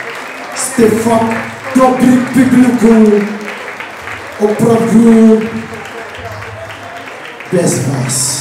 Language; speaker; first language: Czech; non-native, learner; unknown